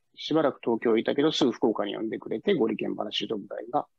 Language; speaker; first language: Japanese; native; Japanese